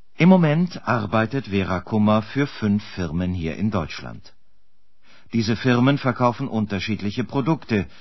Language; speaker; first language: German; native; German